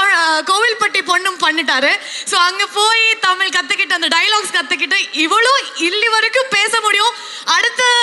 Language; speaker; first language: Tamil; non-native, learner; Kannada